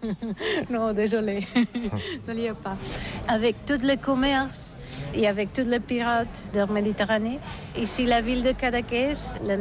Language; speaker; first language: French; non-native, learner; Catalan